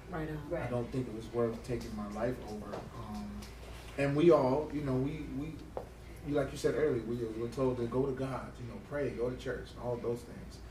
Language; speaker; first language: English; native; English